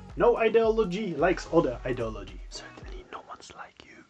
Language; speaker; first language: English; non-native, fluent; Polish